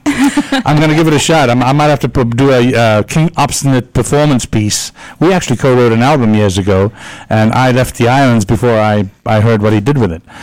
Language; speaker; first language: English; native; English